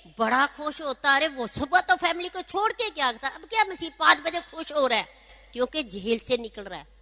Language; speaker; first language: Hindi; non-native, local second language; Punjabi